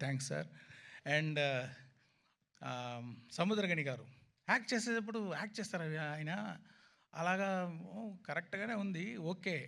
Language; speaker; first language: Telugu; non-native, fluent; Tamil